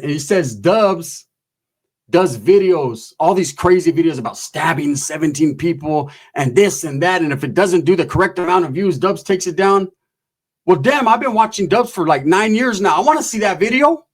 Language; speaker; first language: English; native; English